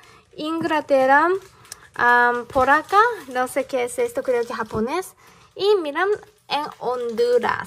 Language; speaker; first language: Spanish; non-native, learner; Japanese